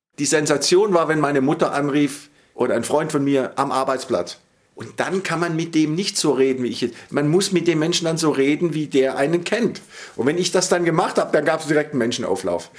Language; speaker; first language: German; native; German